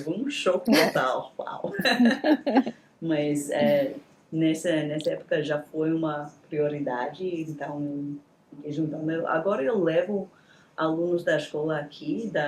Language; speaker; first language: Portuguese; non-native, fluent; English